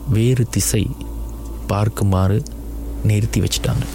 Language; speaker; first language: Tamil; early bilingual, heritage; Tamil